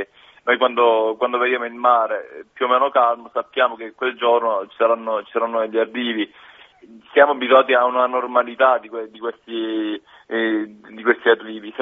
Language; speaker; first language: Italian; native; Italian